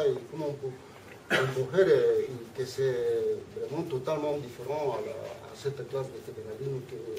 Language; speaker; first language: French; non-native, learner; Spanish